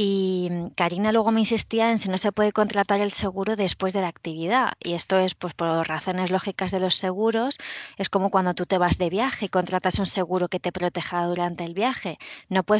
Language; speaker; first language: Spanish; native; Spanish